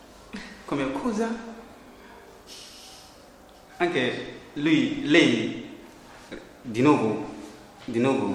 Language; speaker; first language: Italian; non-native, learner; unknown